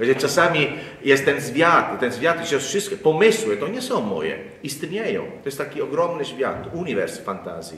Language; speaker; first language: Polish; non-native, learner; Italian